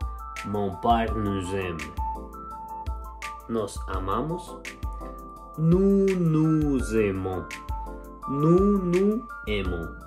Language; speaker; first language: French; non-native, fluent; Spanish